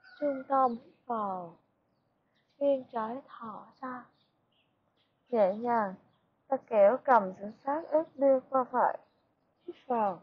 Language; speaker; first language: Vietnamese; native; Vietnamese